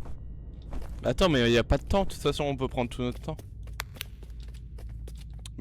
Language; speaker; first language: French; native; French